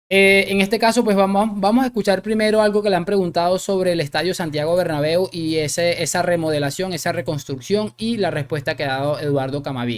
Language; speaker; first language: Spanish; native; Spanish